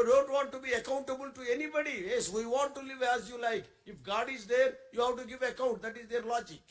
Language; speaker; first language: English; non-native, local second language; Telugu